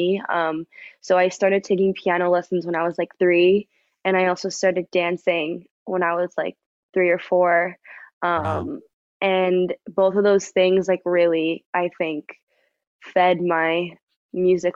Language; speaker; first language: English; native; English